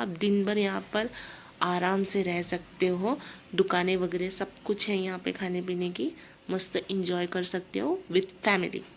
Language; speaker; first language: Hindi; native; Hindi